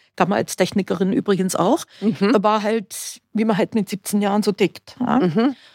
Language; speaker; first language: German; native; German